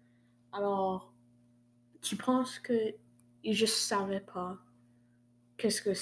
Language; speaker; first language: French; non-native, learner; English